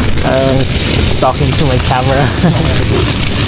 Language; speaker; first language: English; non-native, local second language; Filipino